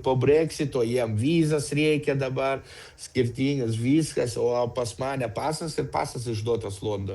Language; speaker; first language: Lithuanian; non-native, local second language; Russian